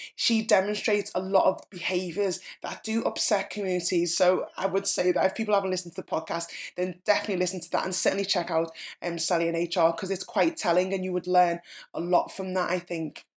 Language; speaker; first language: English; native; English